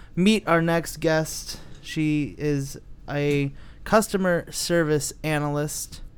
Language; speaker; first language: English; native; English